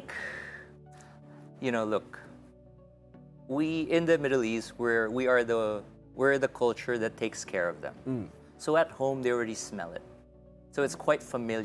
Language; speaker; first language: English; non-native, local second language; Hiligaynon